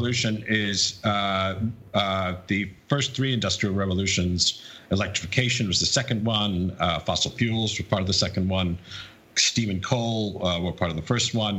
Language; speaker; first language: English; native; English